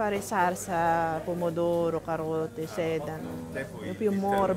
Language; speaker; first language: Italian; non-native, learner; Filipino